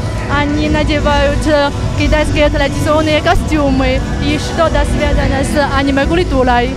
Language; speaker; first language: Russian; non-native, fluent; Chinese